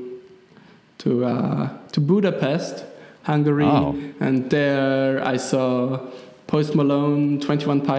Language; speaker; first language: English; non-native, fluent; German